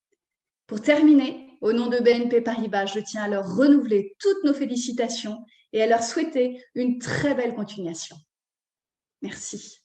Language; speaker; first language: French; native; French